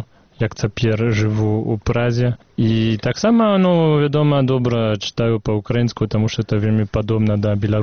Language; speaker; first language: Belarusian; non-native, fluent; French